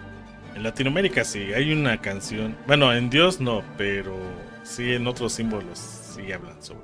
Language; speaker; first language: Spanish; native; Spanish